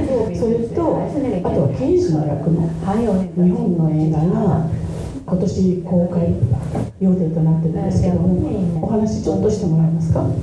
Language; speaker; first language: Japanese; native; Japanese